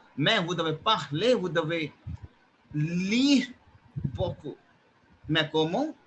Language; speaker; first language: French; non-native, fluent; Hindi